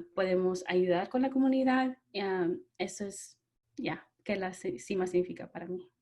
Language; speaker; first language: Spanish; early bilingual, other home language; English